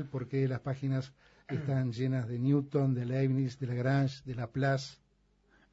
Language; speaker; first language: Spanish; native; Spanish